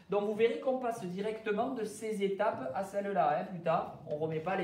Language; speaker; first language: French; native; French